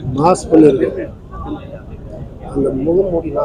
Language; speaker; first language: Tamil; native; Tamil